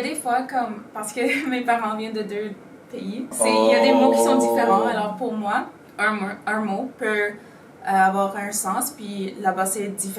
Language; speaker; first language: French; non-native, local second language; Spanish